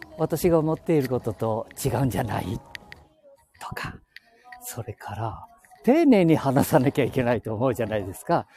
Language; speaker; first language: Japanese; native; Japanese